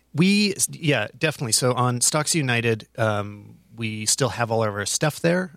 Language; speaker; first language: English; native; English